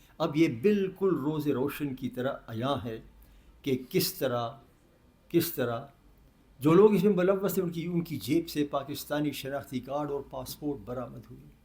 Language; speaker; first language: Urdu; non-native, local second language; Northern Hindko